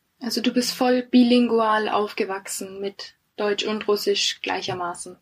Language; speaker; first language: German; early bilingual, other home language; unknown